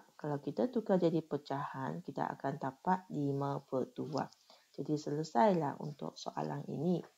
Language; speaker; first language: Malay; non-native, local second language; Chinese